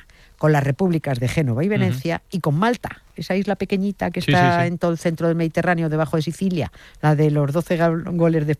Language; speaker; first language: Spanish; native; Spanish